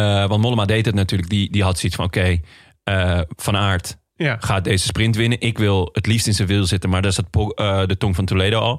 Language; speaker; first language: Dutch; native; Dutch